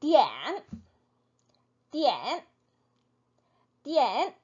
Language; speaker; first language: Chinese; non-native, fluent; Korean